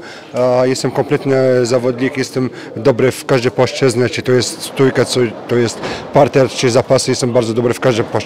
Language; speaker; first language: Polish; non-native, fluent; French